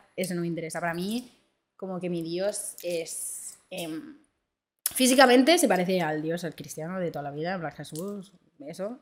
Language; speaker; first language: Spanish; early bilingual, other home language; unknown